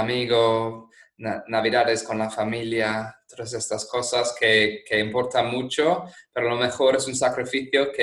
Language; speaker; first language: Spanish; non-native, fluent; English